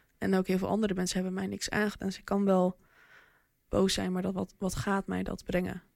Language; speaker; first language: Dutch; early bilingual, other home language; Bosnian